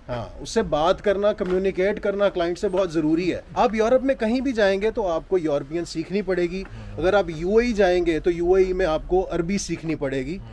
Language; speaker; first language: Hindi; non-native, local second language; Punjabi